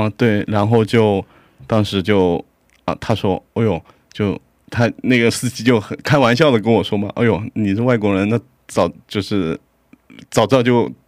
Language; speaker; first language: Chinese; non-native, fluent; Korean